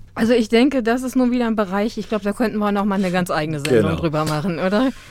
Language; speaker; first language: German; native; German